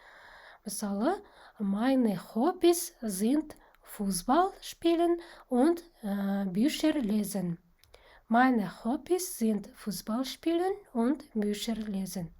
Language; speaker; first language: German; non-native, fluent; Kazakh